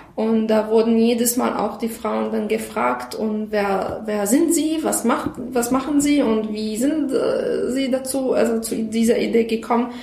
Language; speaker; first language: German; non-native, fluent; Arabic